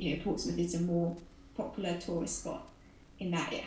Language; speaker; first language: English; native; English